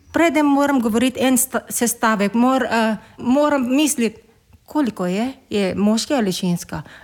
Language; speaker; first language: Slovenian; non-native, learner; Filipino